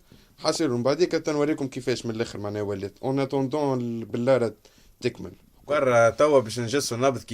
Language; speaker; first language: Arabic; native; Arabic